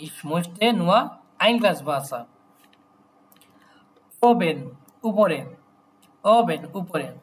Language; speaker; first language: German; non-native, learner; Bangla